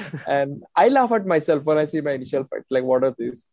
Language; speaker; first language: English; non-native, local second language; Hindi